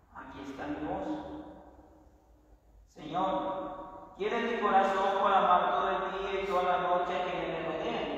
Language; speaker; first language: Spanish; native; Spanish